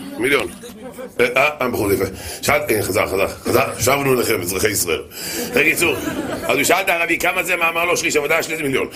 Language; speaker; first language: Hebrew; native; Hebrew